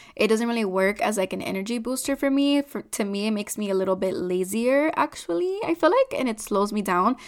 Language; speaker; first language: English; non-native, fluent; Spanish